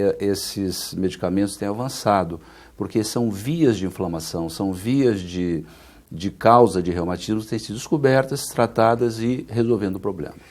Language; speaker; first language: Portuguese; native; Portuguese